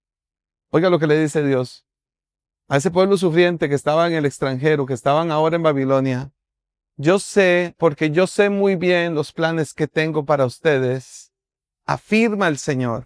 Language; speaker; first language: Spanish; native; Spanish